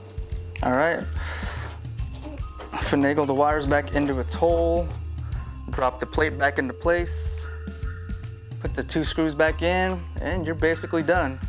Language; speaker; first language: English; native; English